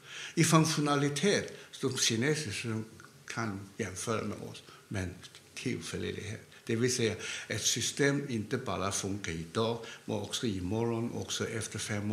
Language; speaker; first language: Swedish; non-native, fluent; Cantonese